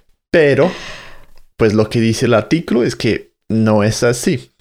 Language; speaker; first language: Spanish; non-native, fluent; English